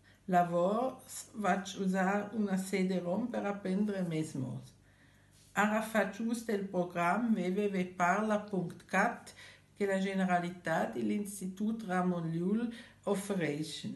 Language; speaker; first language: Catalan; non-native, fluent; German